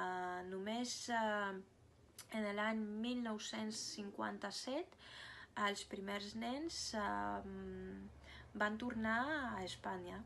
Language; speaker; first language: Catalan; non-native, fluent; Russian